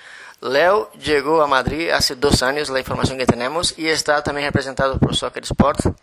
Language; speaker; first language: Spanish; non-native, fluent; Portuguese